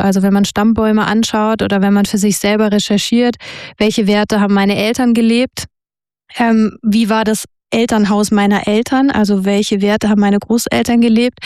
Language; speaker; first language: German; native; German